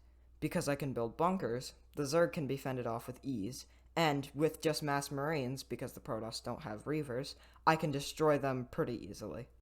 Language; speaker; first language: English; native; English